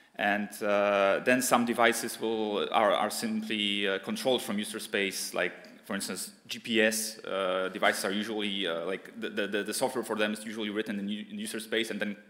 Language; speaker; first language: English; non-native, fluent; Polish